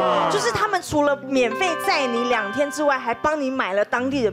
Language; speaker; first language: Chinese; native; Chinese